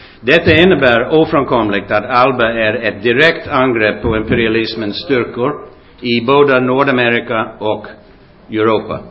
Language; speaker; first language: Swedish; non-native, fluent; English